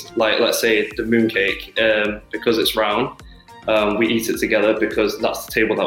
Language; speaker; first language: English; native; English